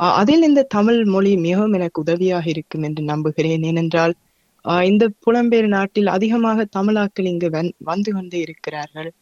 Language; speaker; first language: Tamil; early bilingual, heritage; Tamil